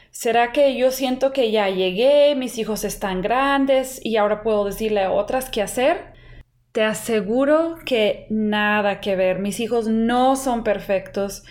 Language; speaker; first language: Spanish; non-native, fluent; English